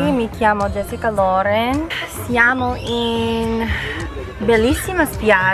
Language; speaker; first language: Italian; non-native, learner; English